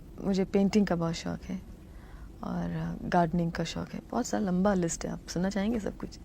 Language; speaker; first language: Hindi; non-native, local second language; Tamil